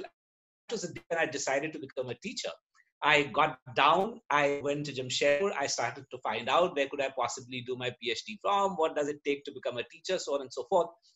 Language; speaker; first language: English; non-native, local second language; Hindi